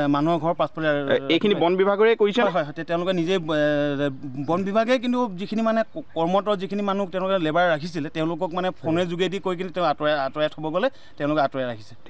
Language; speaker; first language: Assamese; native; Assamese